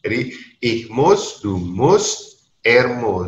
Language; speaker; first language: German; non-native, learner; Indonesian